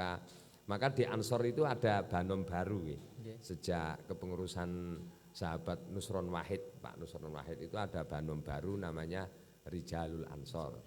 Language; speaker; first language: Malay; non-native, local second language; Javanese